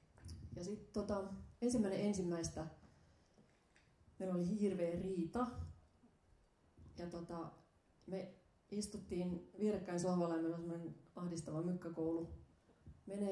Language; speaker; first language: Finnish; native; Finnish